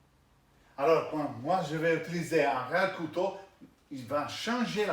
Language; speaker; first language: French; non-native, learner; Italian